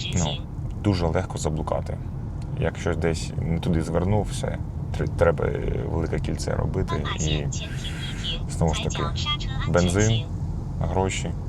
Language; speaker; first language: Ukrainian; native; Ukrainian